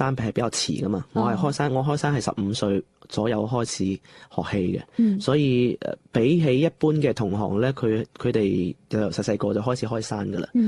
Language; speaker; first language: Cantonese; non-native, local second language; Chinese